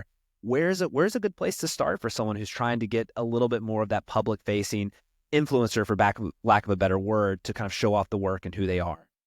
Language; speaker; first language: English; native; English